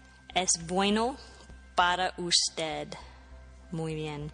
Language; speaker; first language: Spanish; non-native, fluent; English